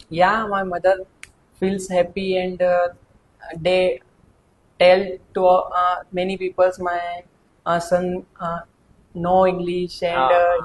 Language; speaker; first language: English; non-native, learner; Hindi